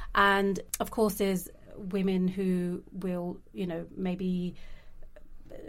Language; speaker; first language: English; native; English